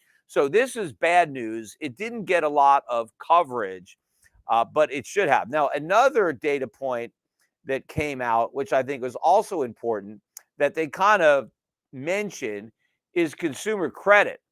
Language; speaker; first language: English; native; English